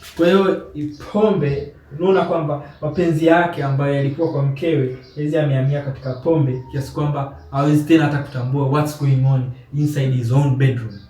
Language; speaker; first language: Swahili; native; Swahili